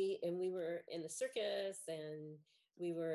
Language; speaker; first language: English; native; English